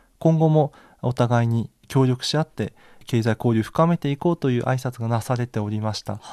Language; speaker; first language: Japanese; native; Japanese